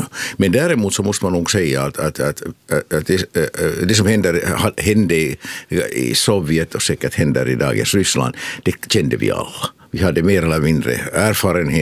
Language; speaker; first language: Swedish; non-native, local second language; Finnish